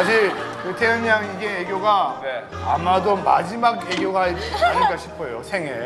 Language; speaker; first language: Korean; native; Korean